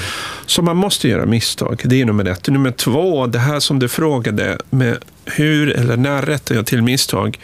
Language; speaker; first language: Swedish; non-native, fluent; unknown